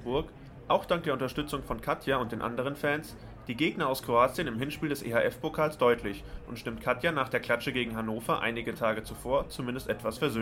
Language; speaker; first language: German; native; German